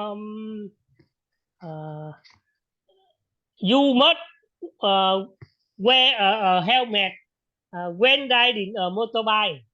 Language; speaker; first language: English; non-native, learner; Vietnamese